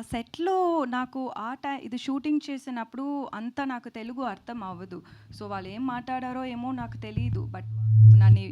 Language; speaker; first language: Telugu; non-native, learner; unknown